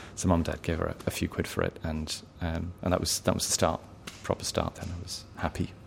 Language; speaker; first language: English; native; English